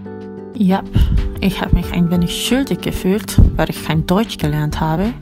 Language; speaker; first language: German; non-native, fluent; Korean